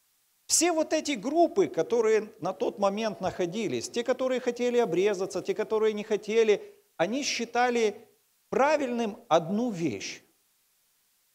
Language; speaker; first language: Russian; native; Russian